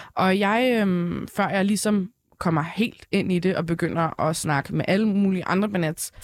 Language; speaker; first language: Danish; early bilingual, other home language; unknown